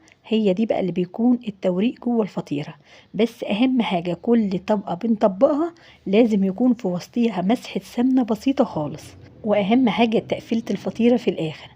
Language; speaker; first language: Arabic; native; Arabic